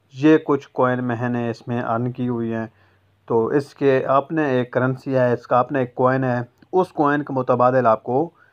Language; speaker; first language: Urdu; non-native, local second language; Punjabi